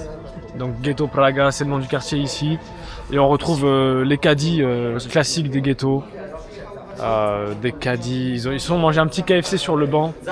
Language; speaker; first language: French; native; French